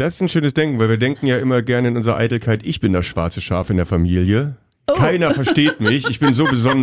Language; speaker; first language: German; native; German